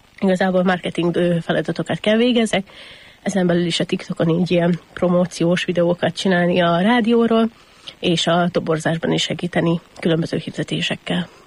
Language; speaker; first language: Hungarian; native; Hungarian